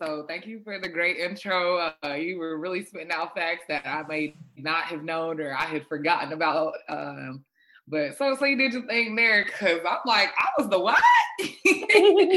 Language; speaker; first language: English; non-native, local second language; Shona